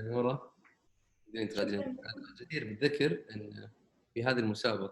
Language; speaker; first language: Arabic; native; Arabic